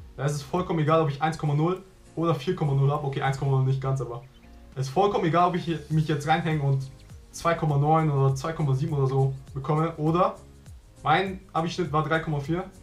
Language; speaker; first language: German; early bilingual, other home language; Vietnamese